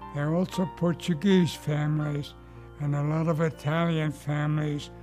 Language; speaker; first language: English; early bilingual, other home language; Luxembourgish